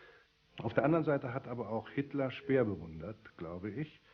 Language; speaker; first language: German; native; German